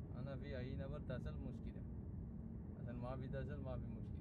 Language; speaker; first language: Arabic; non-native, learner; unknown